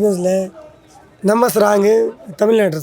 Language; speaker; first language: Malayalam; non-native, learner; Tamil